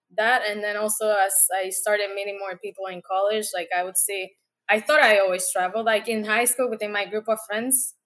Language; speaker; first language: English; non-native, fluent; Spanish